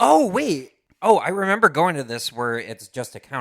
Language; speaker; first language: English; native; English